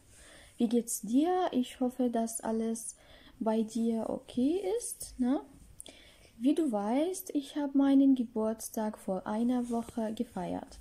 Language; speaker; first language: German; non-native, fluent; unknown